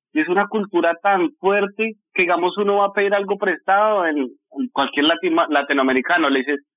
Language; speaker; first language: Spanish; native; Spanish